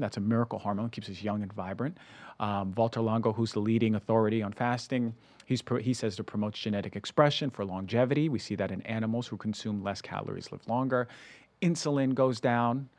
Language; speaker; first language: English; native; English